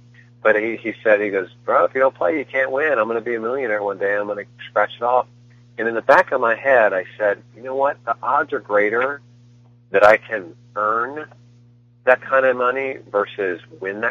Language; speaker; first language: English; native; English